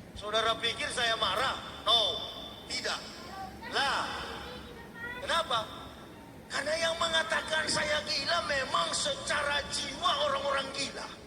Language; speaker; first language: Indonesian; native; Indonesian